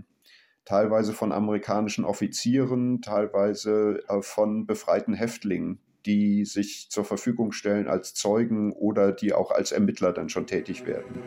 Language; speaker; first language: German; native; German